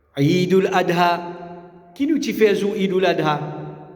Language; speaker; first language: French; non-native, learner; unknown